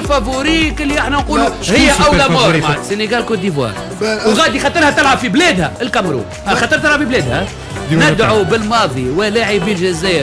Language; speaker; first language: Arabic; native; Arabic